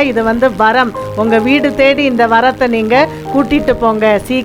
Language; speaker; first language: Tamil; native; Tamil